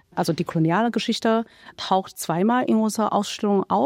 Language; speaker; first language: German; non-native, fluent; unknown